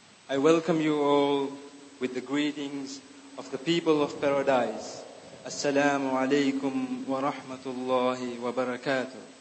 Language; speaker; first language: English; non-native, local second language; Divehi